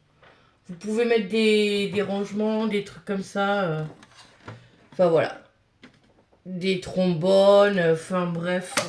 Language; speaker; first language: French; native; French